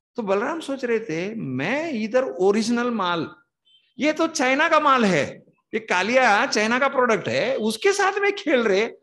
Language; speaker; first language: Hindi; non-native, local second language; Kannada